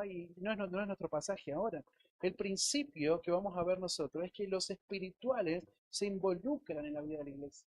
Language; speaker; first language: Spanish; native; Spanish